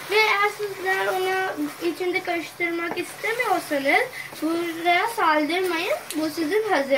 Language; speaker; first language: Turkish; non-native, learner; Urdu